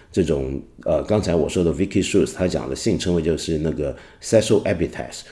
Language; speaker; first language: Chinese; non-native, local second language; Cantonese